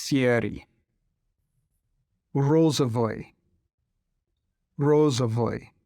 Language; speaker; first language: Russian; non-native, fluent; English